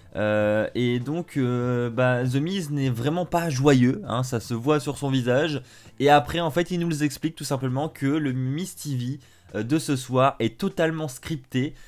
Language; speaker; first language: French; native; French